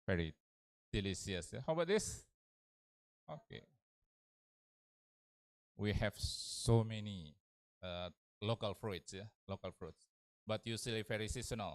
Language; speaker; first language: English; non-native, learner; Indonesian